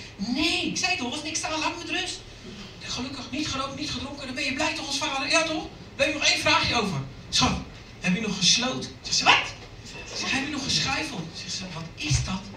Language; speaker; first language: Dutch; early bilingual, other home language; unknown